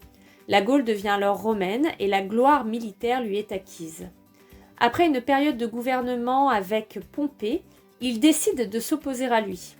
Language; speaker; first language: French; native; French